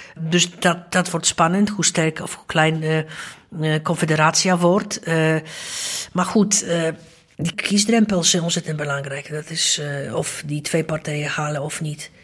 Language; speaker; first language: Dutch; non-native, fluent; Polish